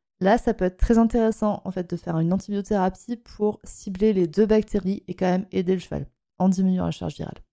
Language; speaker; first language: French; native; French